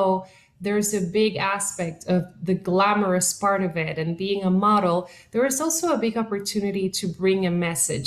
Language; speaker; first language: English; non-native, fluent; Spanish